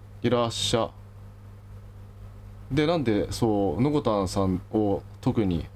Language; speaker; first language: Japanese; native; Japanese